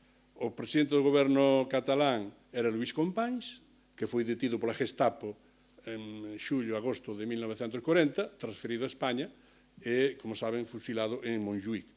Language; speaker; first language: Galician; native; Galician